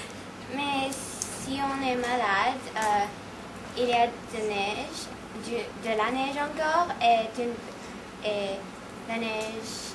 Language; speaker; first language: French; non-native, learner; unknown